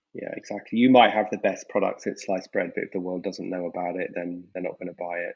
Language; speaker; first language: English; native; English